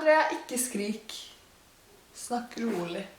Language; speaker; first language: Norwegian; native; Norwegian